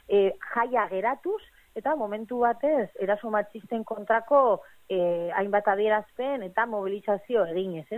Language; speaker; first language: Basque; native; Basque